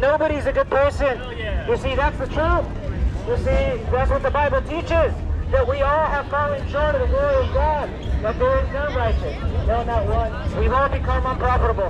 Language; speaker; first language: English; early bilingual, other home language; Spanish